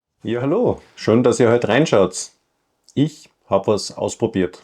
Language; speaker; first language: German; native; German